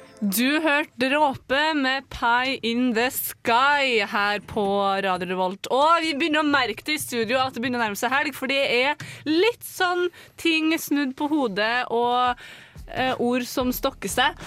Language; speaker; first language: Norwegian; native; Norwegian